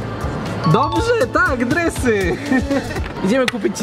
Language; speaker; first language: Polish; native; Polish